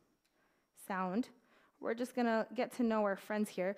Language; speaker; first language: English; native; English